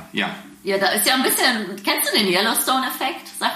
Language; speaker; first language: German; native; German